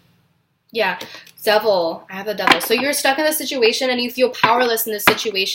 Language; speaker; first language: English; native; English